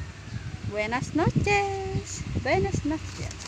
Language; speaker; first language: Spanish; non-native, learner; Filipino